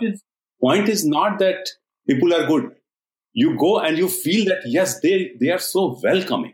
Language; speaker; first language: English; non-native, local second language; Hindi